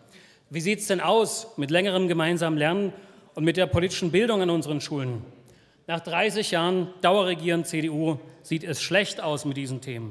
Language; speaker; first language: German; native; German